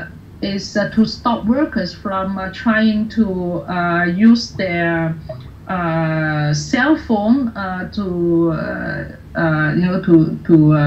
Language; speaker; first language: English; non-native, local second language; Cantonese